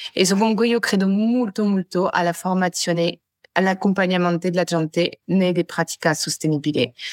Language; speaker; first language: Italian; non-native, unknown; French